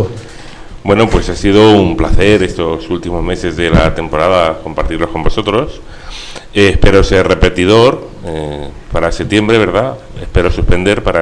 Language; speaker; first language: Spanish; native; Spanish